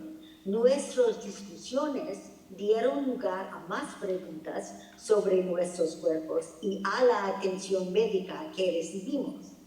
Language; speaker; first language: Spanish; non-native, fluent; English